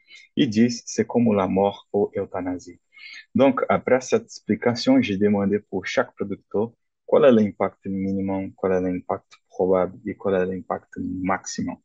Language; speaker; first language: French; non-native, fluent; Portuguese